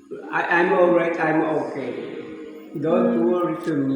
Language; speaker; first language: English; non-native, learner; Filipino